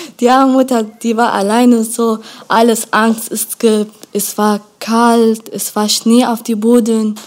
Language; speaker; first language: German; non-native, learner; Kurdish